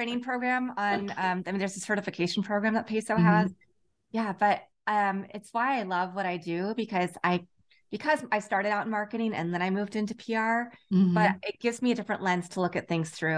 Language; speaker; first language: English; native; English